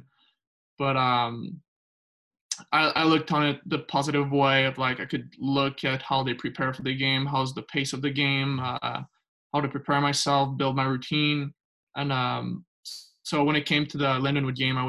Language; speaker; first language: English; non-native, fluent; French